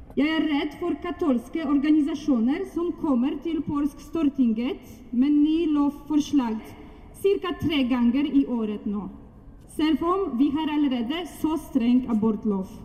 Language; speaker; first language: Norwegian; non-native, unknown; Polish